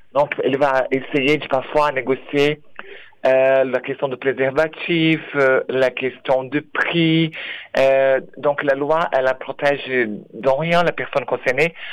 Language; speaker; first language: French; non-native, fluent; Portuguese